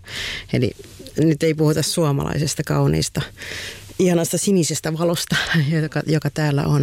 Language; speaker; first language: Finnish; native; Finnish